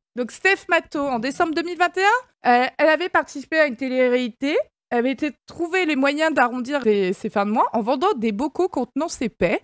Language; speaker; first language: French; native; French